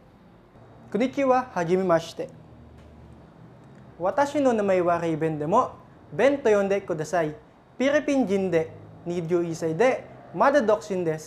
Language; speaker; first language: Japanese; non-native, learner; Filipino